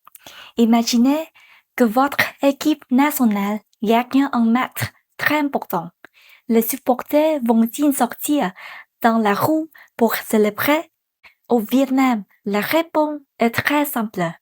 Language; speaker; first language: French; non-native, fluent; Vietnamese